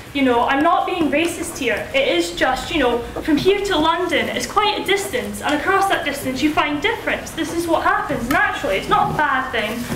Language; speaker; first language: English; native; English